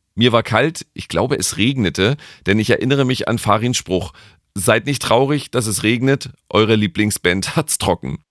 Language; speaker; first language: German; native; German